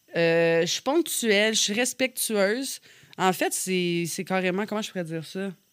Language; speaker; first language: French; native; French